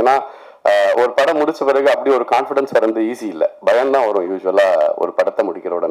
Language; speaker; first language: Tamil; native; Tamil